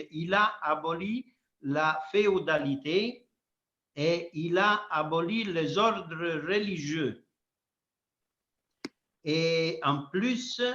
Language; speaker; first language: French; non-native, fluent; Italian